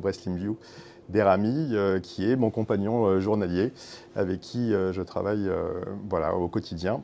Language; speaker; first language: French; native; French